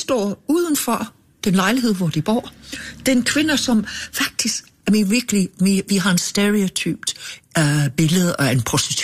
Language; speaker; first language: Danish; non-native, fluent; English